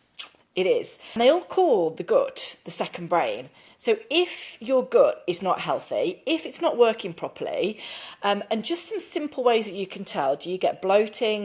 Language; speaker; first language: English; native; English